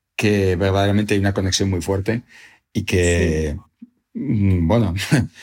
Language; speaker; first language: Spanish; native; Spanish